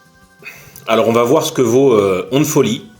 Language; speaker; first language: French; native; French